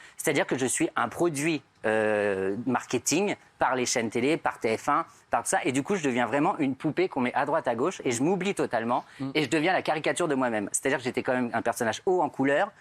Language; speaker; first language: French; native; French